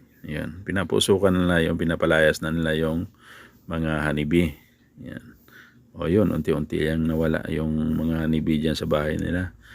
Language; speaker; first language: Filipino; non-native, local second language; Cebuano